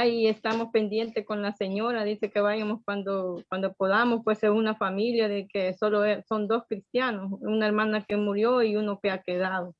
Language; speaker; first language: Spanish; native; Spanish